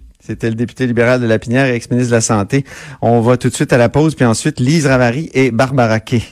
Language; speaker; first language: French; native; French